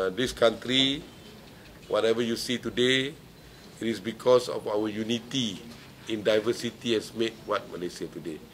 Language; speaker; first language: English; non-native, local second language; Malay